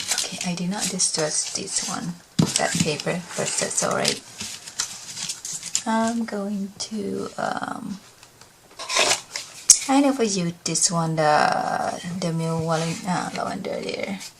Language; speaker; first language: English; non-native, learner; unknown